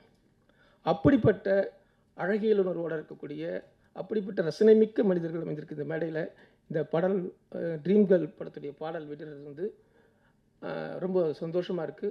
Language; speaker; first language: Tamil; native; Tamil